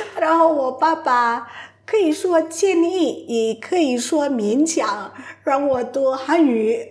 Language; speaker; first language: Chinese; non-native, fluent; Indonesian